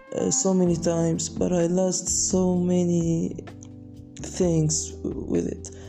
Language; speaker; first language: English; non-native, learner; Arabic